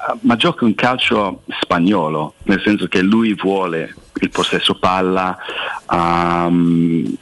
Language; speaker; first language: Italian; non-native, fluent; English